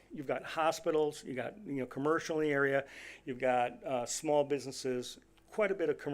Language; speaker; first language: English; native; English